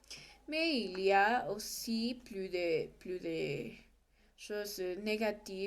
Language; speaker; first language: French; non-native, learner; Spanish